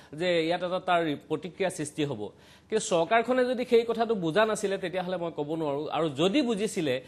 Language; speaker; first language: Assamese; native; Assamese